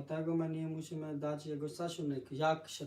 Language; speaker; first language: Polish; non-native, learner; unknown